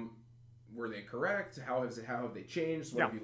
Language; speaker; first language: English; native; English